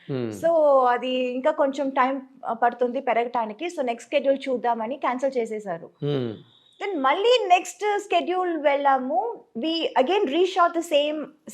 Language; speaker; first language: Telugu; non-native, local second language; Tamil